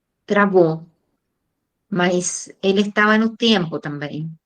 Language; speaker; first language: Portuguese; non-native, fluent; Spanish